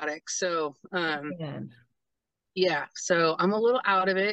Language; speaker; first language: English; native; English